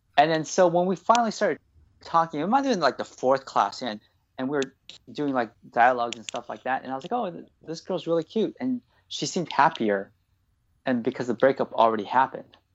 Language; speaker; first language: English; native; English